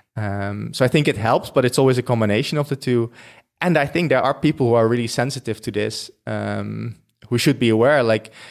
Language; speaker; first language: English; non-native, fluent; Dutch